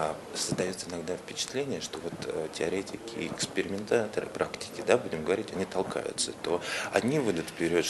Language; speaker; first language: Russian; native; Russian